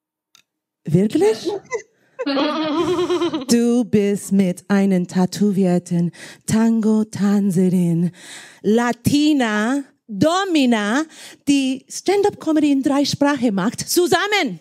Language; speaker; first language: German; non-native, learner; Spanish